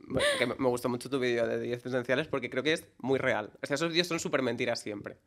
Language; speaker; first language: Spanish; native; Spanish